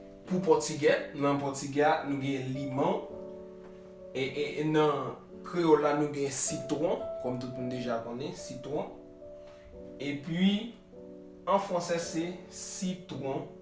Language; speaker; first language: French; non-native, learner; Haitian Creole